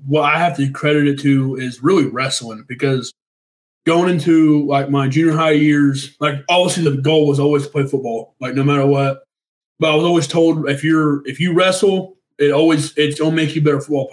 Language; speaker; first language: English; native; English